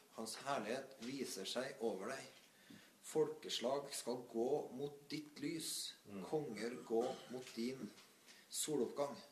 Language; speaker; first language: Norwegian; native; Norwegian